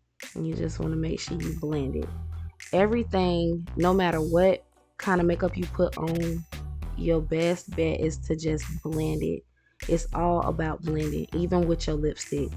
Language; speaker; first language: English; native; English